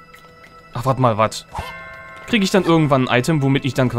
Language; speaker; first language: German; native; German